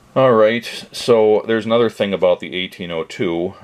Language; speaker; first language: English; native; English